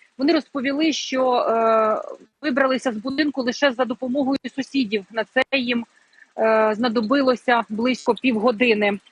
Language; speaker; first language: Ukrainian; native; Ukrainian